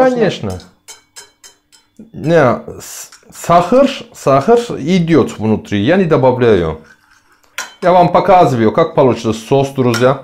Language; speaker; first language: Russian; non-native, learner; Turkish